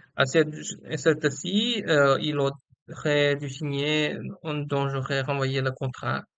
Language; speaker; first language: French; non-native, learner; Chinese